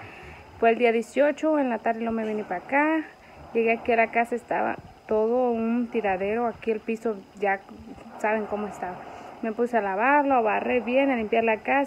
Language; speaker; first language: Spanish; native; Spanish